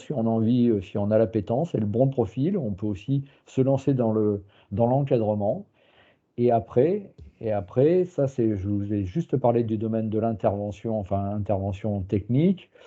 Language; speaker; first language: French; native; French